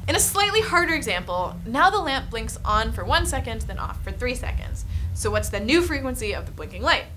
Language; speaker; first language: English; native; English